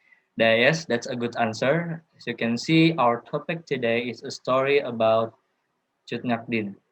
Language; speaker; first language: English; non-native, learner; Indonesian